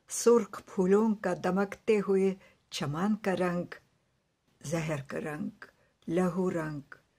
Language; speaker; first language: Urdu; non-native, fluent; Russian